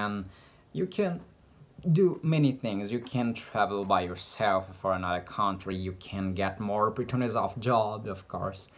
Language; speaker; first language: English; non-native, learner; Portuguese